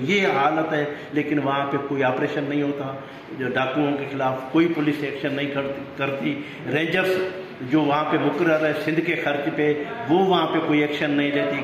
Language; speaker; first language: Urdu; non-native, local second language; Sindhi